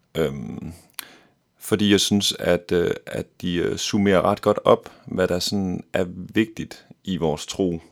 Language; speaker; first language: Danish; native; Danish